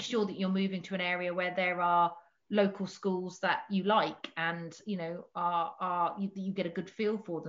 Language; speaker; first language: English; native; English